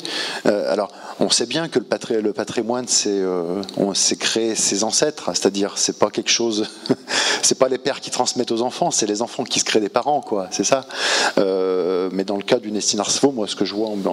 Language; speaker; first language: French; native; French